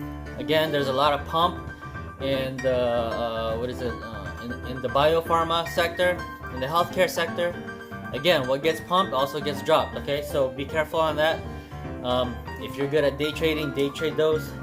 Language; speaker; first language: English; native; English